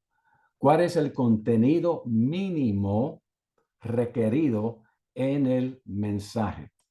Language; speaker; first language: Spanish; native; Spanish